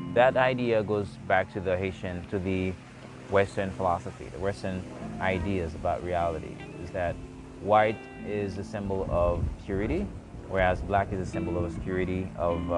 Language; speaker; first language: English; non-native, fluent; Haitian Creole